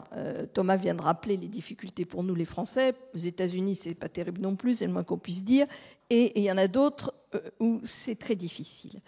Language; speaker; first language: French; native; French